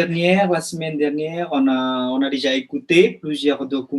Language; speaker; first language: French; non-native, fluent; Indonesian